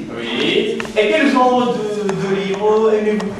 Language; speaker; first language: French; non-native, fluent; Russian